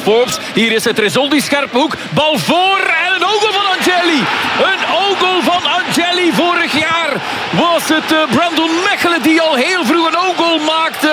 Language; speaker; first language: Dutch; native; Dutch